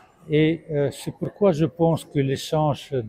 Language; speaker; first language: French; non-native, fluent; Russian